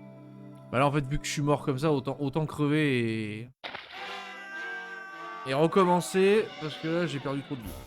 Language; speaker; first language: French; native; French